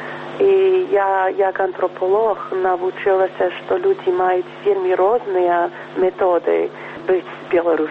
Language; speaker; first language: Belarusian; early bilingual, heritage; Belarusian